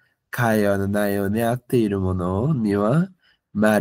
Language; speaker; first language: Japanese; non-native, fluent; Bangla